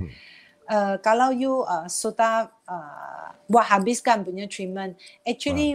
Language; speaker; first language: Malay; non-native, local second language; Chinese